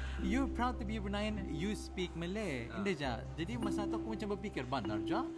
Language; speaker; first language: English; non-native, local second language; Malay